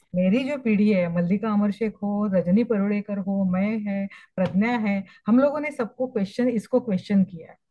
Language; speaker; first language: Hindi; non-native, local second language; Marathi